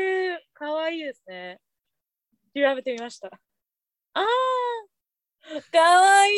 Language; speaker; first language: Japanese; non-native, fluent; English